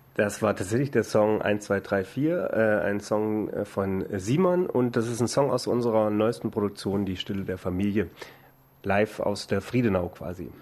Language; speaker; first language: German; native; German